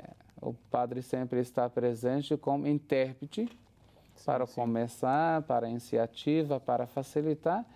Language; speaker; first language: Portuguese; non-native, fluent; Arabic